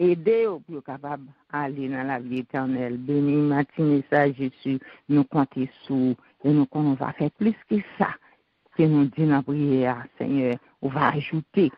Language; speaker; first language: French; non-native, local second language; Haitian Creole